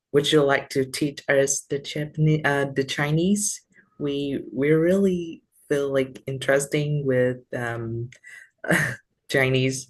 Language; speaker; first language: English; non-native, learner; Vietnamese